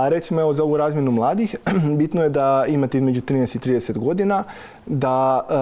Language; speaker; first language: Croatian; native; Croatian